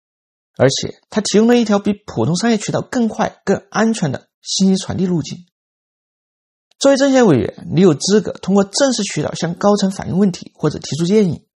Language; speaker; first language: Chinese; native; Chinese